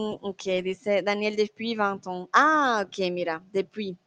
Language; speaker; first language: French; non-native, learner; Spanish